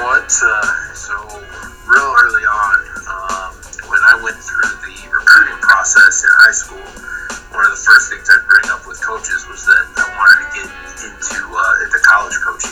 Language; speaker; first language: English; native; English